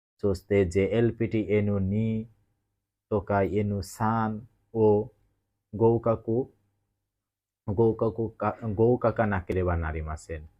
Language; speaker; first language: Japanese; non-native, learner; Bangla